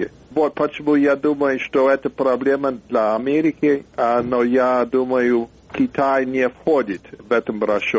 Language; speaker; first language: Russian; non-native, fluent; English